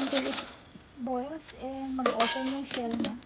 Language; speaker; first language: Filipino; non-native, local second language; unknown